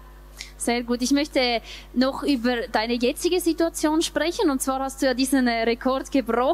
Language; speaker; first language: German; native; German